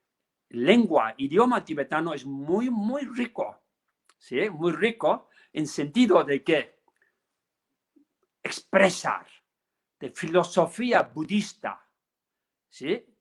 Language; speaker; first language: Spanish; non-native, learner; Tibetan